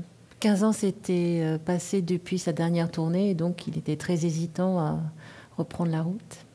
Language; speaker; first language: French; native; French